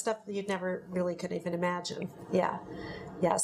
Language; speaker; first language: English; native; English